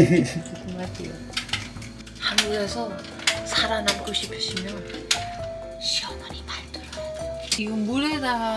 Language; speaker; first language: Korean; non-native, fluent; German